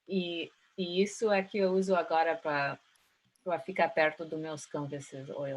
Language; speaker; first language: Portuguese; early bilingual, heritage; Portuguese